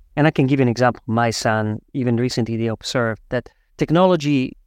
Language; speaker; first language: English; non-native, fluent; Italian